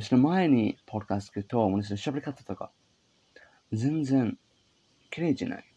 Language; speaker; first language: Japanese; non-native, learner; English